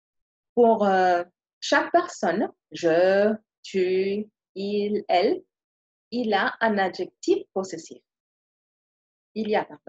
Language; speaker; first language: French; non-native, fluent; Spanish